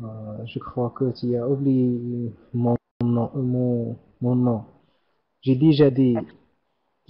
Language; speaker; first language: French; non-native, learner; Arabic